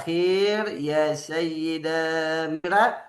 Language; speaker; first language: Arabic; non-native, fluent; Indonesian